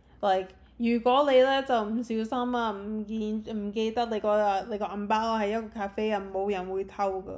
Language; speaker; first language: Cantonese; early bilingual, heritage; Cantonese